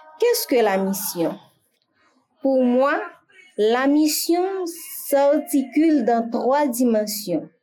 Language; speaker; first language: French; non-native, local second language; Haitian Creole